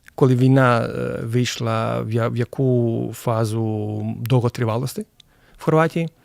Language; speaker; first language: Ukrainian; non-native, fluent; Croatian